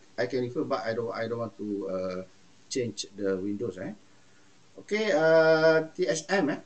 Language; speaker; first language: English; non-native, local second language; Malay